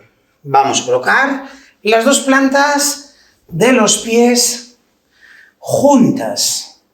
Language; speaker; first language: Spanish; native; Spanish